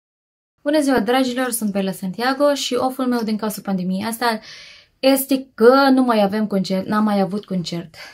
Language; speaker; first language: Romanian; non-native, fluent; Filipino